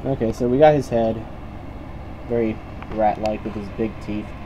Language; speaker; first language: English; native; English